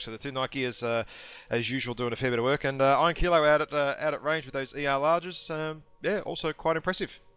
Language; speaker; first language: English; native; English